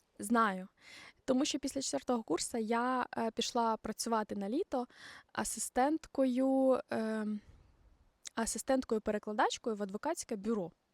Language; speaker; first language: Ukrainian; non-native, local second language; Russian